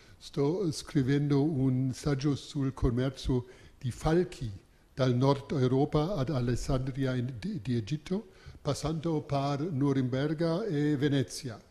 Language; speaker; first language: Italian; non-native, fluent; German